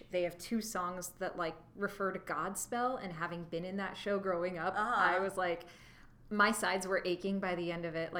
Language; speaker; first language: English; native; English